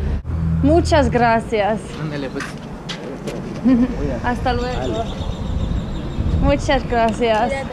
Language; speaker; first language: Spanish; non-native, learner; English